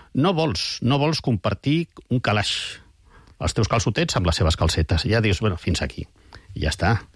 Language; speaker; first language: Catalan; non-native, local second language; Spanish